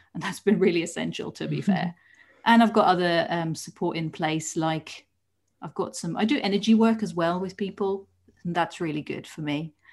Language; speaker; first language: English; non-native, fluent; Dutch